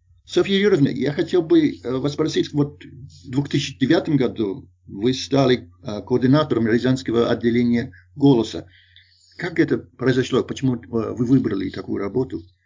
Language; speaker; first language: Russian; non-native, fluent; English